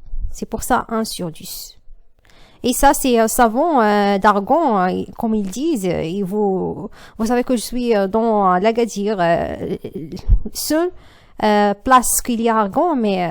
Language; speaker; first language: French; non-native, learner; Arabic